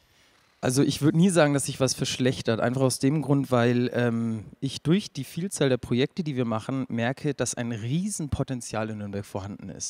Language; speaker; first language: German; native; German